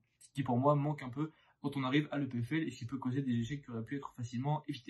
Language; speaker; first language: French; native; French